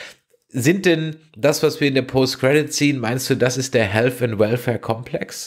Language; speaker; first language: German; native; German